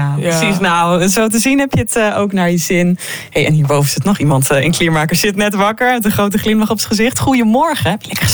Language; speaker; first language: Dutch; native; Dutch